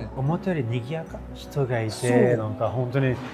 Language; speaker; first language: Japanese; non-native, fluent; French